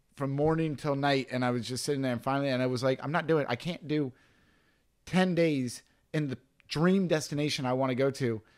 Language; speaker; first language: English; native; English